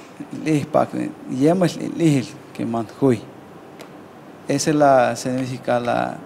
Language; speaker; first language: Spanish; non-native, learner; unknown